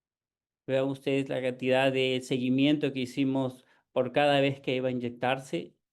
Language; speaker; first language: Spanish; native; Spanish